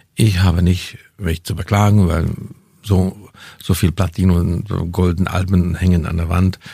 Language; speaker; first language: German; non-native, fluent; Hungarian